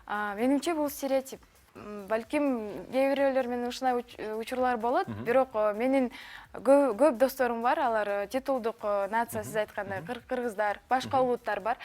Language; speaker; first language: Kyrgyz; non-native, local second language; Uyghur